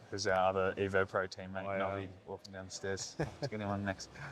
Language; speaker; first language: English; native; English